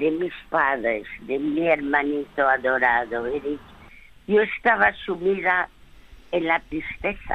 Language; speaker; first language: Spanish; early bilingual, other home language; French